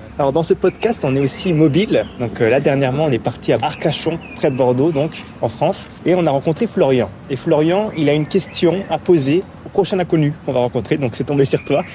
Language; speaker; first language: French; native; French